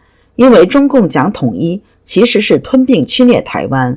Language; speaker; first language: Chinese; native; Chinese